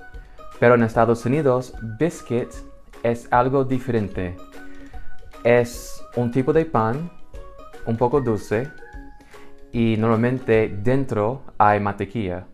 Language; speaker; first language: Spanish; non-native, fluent; English